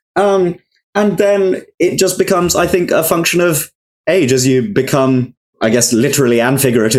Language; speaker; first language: English; native; English